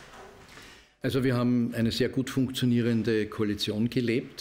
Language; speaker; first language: German; native; German